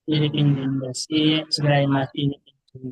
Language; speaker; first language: Japanese; non-native, learner; Filipino